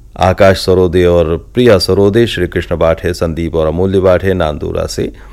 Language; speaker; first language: Hindi; native; Hindi